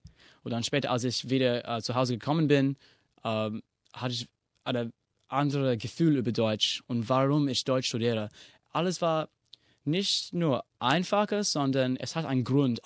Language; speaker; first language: German; non-native, fluent; English